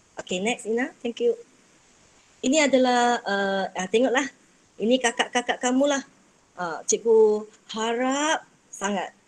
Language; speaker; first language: Malay; non-native, local second language; Chinese